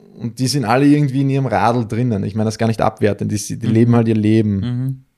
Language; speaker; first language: German; native; German